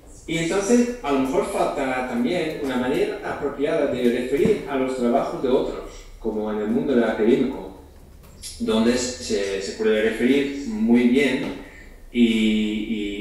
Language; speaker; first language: Spanish; non-native, fluent; Dutch